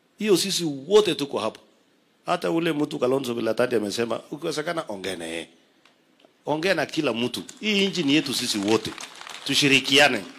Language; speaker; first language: Swahili; non-native, local second language; Kalenjin